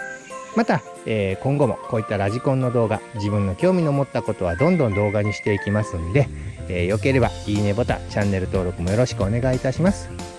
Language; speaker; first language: Japanese; native; Japanese